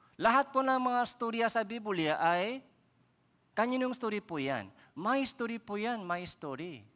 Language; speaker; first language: Filipino; non-native, fluent; Korean